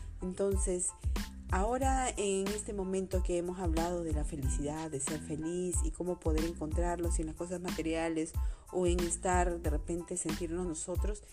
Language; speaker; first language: Spanish; native; Spanish